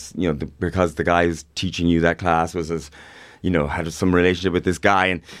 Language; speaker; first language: English; native; English